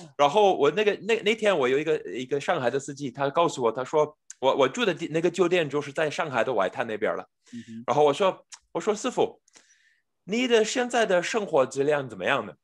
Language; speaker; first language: Chinese; non-native, fluent; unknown